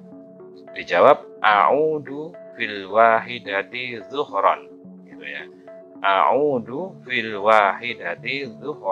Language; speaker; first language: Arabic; non-native, fluent; Indonesian